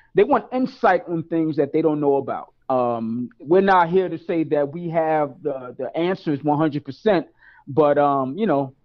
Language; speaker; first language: English; native; English